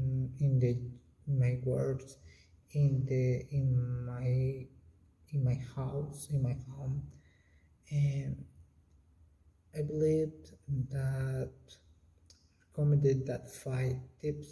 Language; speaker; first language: English; non-native, learner; Spanish